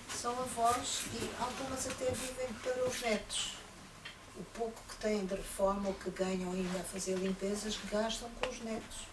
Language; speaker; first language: Portuguese; native; Portuguese